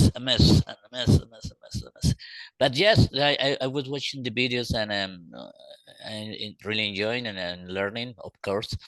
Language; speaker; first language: English; non-native, learner; Spanish